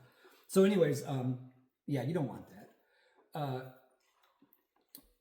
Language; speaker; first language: English; native; English